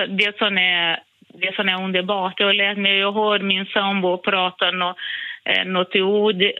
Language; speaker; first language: Swedish; non-native, fluent; Portuguese